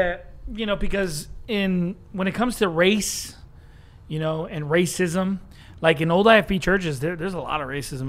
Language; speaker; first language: English; native; English